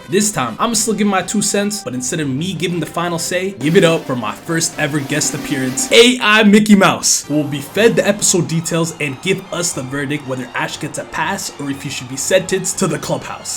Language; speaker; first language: English; native; English